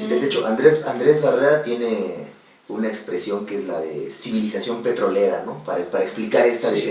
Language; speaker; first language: Spanish; native; Spanish